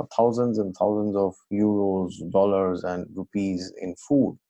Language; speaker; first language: English; non-native, local second language; Assamese